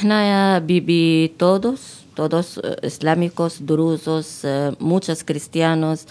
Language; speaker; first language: Spanish; non-native, fluent; Arabic